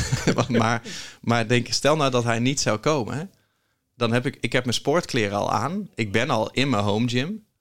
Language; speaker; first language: Dutch; native; Dutch